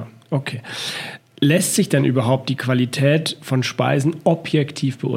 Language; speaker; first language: German; native; German